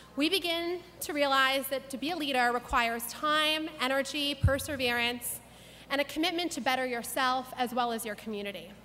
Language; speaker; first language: English; native; English